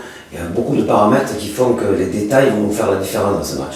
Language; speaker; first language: French; native; French